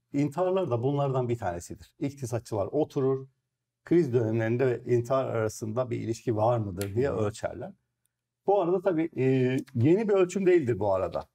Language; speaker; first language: Turkish; native; Turkish